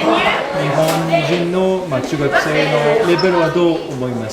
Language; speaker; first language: Japanese; non-native, fluent; French